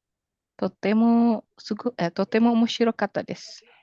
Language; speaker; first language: Japanese; non-native, learner; Indonesian